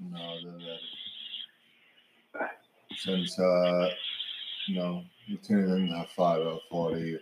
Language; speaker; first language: Italian; early bilingual, heritage; English